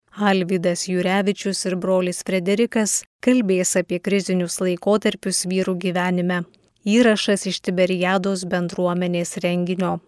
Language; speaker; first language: Lithuanian; native; Lithuanian